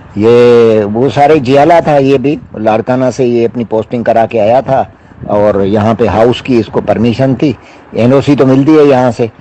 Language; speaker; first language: Urdu; non-native, local second language; Sindhi